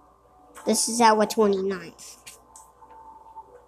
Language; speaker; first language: English; native; English